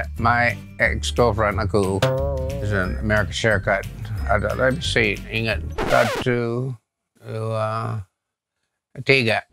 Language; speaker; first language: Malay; non-native, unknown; English